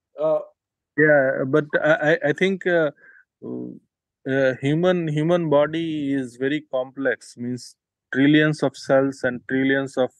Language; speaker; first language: English; non-native, local second language; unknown